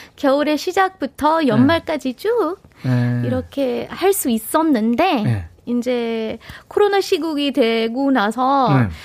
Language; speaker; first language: Korean; non-native, fluent; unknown